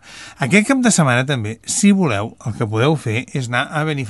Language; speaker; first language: Catalan; native; Catalan